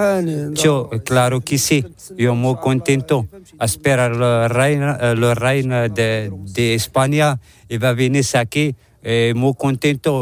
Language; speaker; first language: Spanish; non-native, learner; Arabic